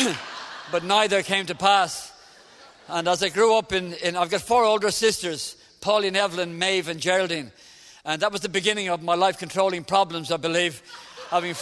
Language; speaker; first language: English; native; English